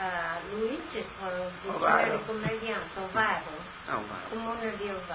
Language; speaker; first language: Italian; non-native, local second language; Friulian